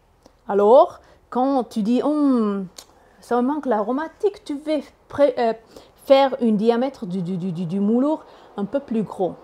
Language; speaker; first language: French; non-native, learner; Italian